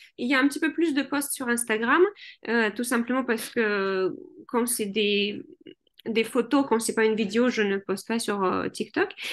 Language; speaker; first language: French; early bilingual, other home language; Russian